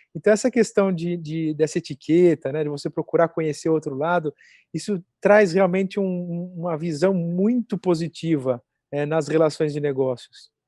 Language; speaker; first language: Portuguese; native; Portuguese